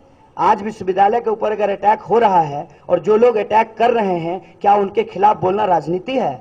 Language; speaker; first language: Hindi; native; Hindi